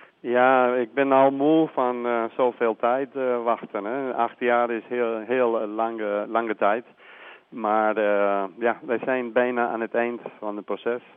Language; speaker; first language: Dutch; non-native, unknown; Spanish